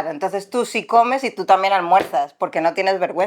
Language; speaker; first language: Spanish; native; Spanish